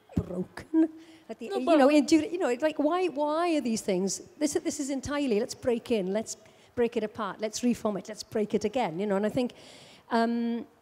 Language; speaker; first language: English; native; English